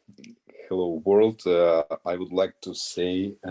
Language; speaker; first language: English; non-native, learner; Ukrainian